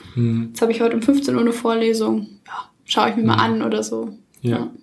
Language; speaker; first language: German; native; German